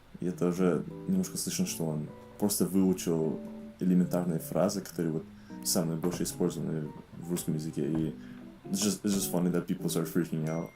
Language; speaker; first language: Russian; native; Russian